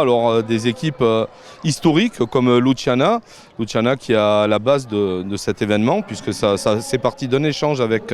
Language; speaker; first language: French; native; French